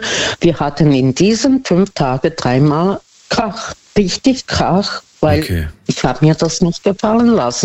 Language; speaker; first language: German; non-native, fluent; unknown